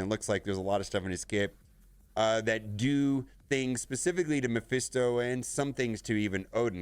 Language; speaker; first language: English; native; English